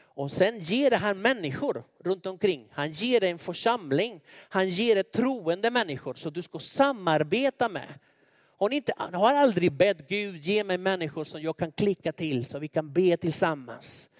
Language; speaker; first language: Swedish; non-native, fluent; Spanish